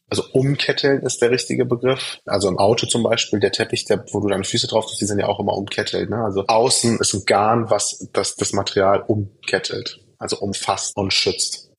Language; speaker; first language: German; early bilingual, other home language; Persian